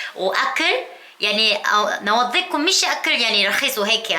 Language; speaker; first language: Arabic; non-native, fluent; Korean